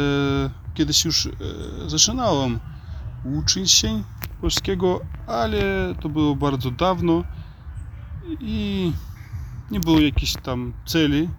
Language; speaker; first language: Polish; non-native, learner; Russian